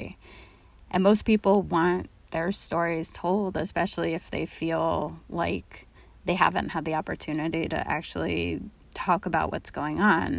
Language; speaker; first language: English; native; English